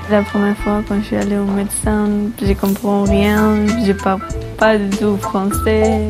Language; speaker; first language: French; non-native, learner; Romanian